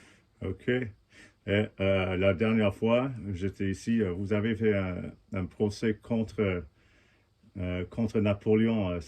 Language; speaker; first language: French; non-native, fluent; English